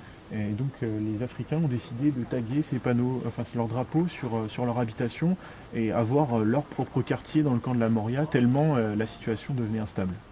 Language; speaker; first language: French; native; French